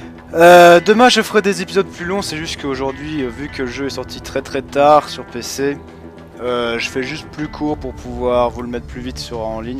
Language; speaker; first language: French; native; French